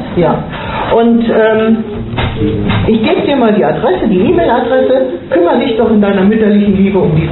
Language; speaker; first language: German; native; German